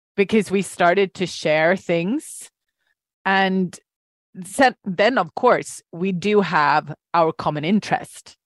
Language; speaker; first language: English; non-native, fluent; Swedish